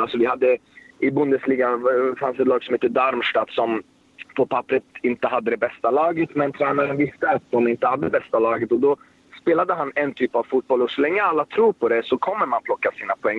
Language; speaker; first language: Swedish; native; Swedish